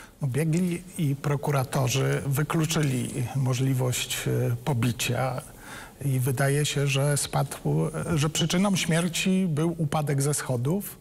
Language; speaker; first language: Polish; native; Polish